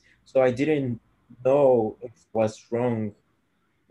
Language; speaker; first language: English; non-native, fluent; Spanish